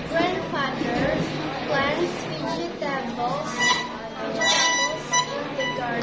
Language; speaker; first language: English; non-native, learner; Indonesian